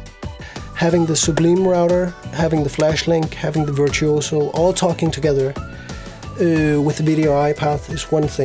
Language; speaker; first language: English; non-native, fluent; Danish